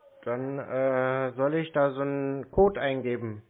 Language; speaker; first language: German; native; German